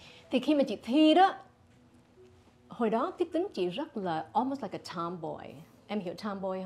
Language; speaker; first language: Vietnamese; early bilingual, heritage; Vietnamese